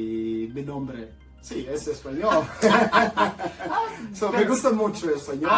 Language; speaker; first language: Spanish; non-native, learner; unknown